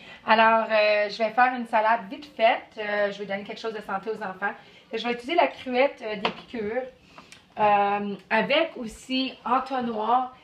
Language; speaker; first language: French; native; French